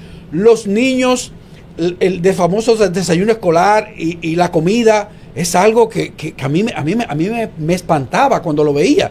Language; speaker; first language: Spanish; native; Spanish